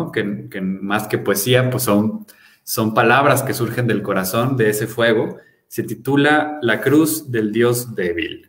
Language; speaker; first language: Spanish; native; Spanish